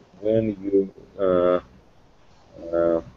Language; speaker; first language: English; non-native, learner; Russian